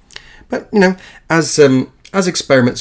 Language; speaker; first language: English; native; English